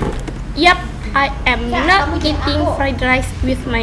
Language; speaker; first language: English; non-native, fluent; Indonesian